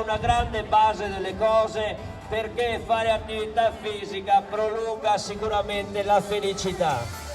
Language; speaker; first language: Italian; native; Italian